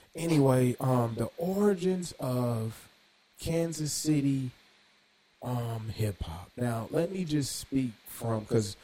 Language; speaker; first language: English; native; English